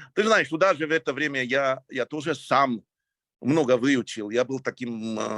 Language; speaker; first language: Russian; non-native, fluent; English